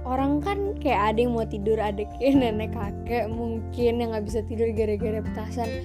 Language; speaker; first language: Indonesian; early bilingual, heritage; Indonesian